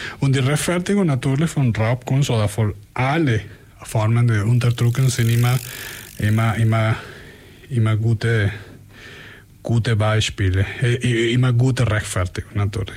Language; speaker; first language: German; non-native, fluent; Spanish